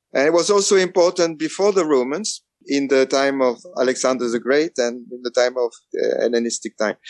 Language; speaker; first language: English; non-native, fluent; French